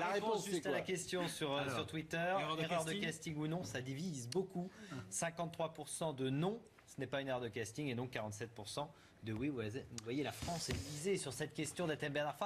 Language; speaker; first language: French; native; French